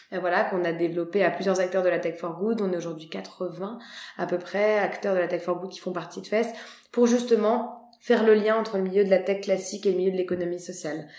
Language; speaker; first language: French; native; French